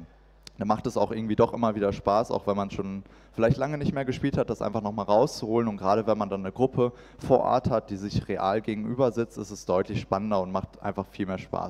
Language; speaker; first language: German; native; German